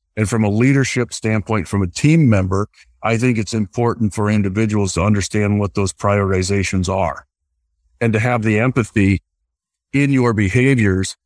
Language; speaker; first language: English; native; English